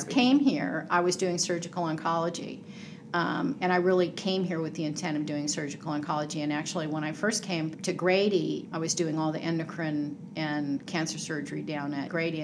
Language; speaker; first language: English; native; English